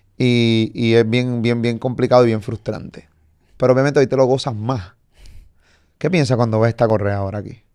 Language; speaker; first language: Spanish; native; Spanish